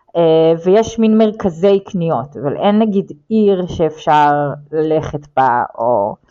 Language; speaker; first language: Hebrew; native; Hebrew